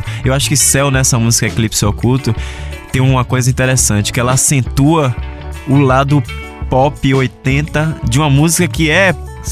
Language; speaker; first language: Portuguese; native; Portuguese